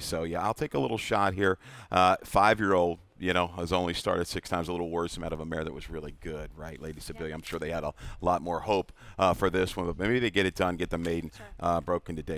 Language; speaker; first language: English; native; English